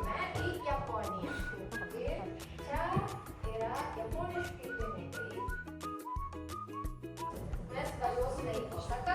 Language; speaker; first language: Lithuanian; non-native, learner; Japanese